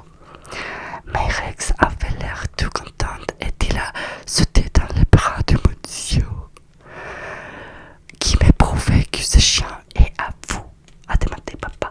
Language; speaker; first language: French; non-native, learner; Russian